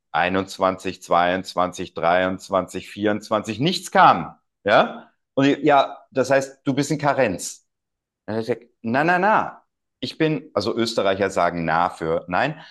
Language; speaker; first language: German; native; German